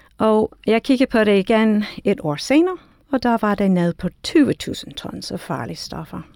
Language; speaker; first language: Danish; non-native, fluent; English